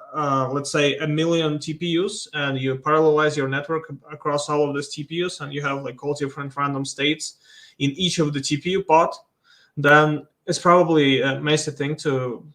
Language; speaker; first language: English; non-native, fluent; Russian